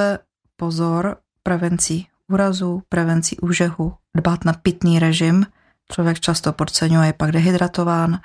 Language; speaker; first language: Czech; native; Czech